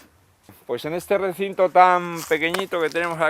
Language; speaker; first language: Spanish; native; Spanish